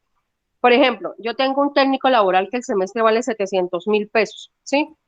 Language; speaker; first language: Spanish; native; Spanish